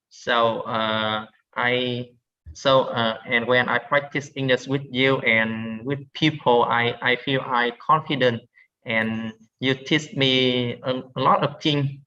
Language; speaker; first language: English; non-native, learner; Vietnamese